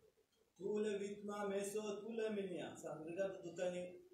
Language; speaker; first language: French; non-native, learner; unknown